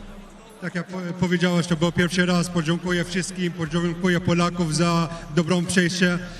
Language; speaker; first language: Polish; non-native, learner; French